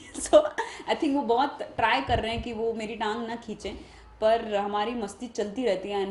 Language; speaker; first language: Hindi; non-native, local second language; Marathi